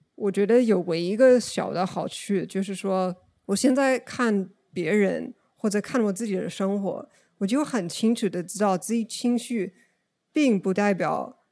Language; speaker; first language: Chinese; non-native, fluent; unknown